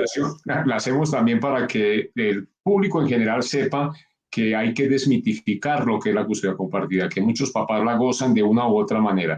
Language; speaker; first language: Spanish; native; Spanish